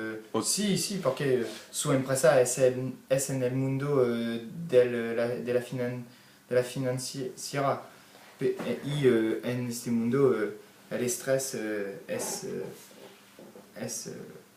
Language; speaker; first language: Spanish; non-native, learner; French